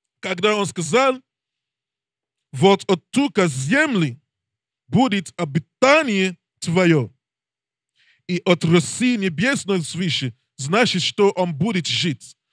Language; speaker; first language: Russian; non-native, learner; English